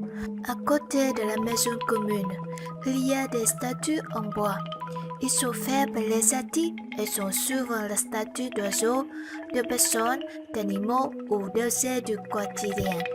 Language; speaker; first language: French; non-native, learner; Vietnamese